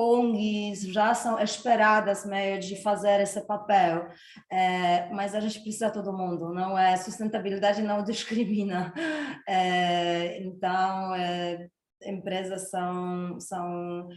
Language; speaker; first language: Portuguese; non-native, fluent; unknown